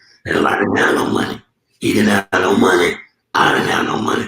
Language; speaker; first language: English; native; English